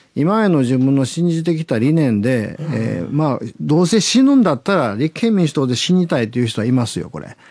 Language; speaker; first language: Japanese; native; Japanese